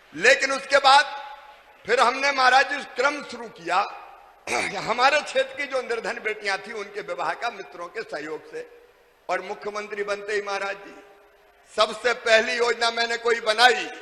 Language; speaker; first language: Hindi; native; Hindi